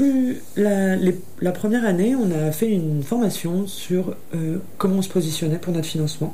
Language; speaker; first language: French; native; French